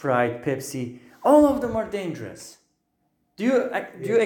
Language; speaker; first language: English; non-native, fluent; Turkish